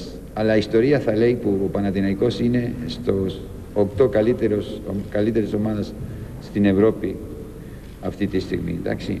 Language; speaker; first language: Greek; non-native, learner; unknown